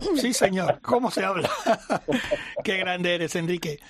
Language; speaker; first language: Spanish; native; Spanish